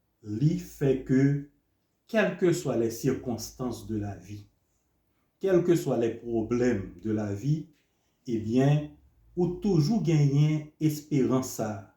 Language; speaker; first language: French; non-native, local second language; Haitian Creole